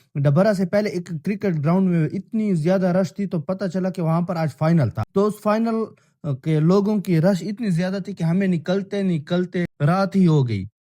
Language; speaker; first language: Urdu; non-native, local second language; Pashto